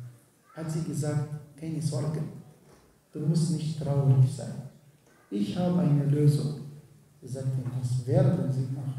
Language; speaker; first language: German; non-native, fluent; Arabic